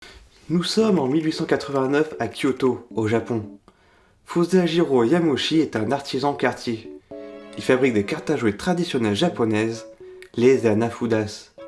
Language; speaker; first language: French; native; French